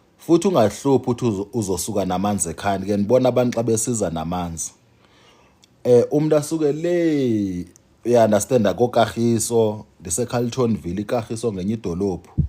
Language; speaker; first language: Zulu; non-native, local second language; Xhosa